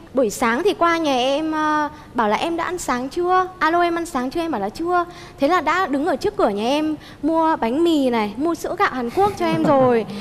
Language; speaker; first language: Vietnamese; native; Vietnamese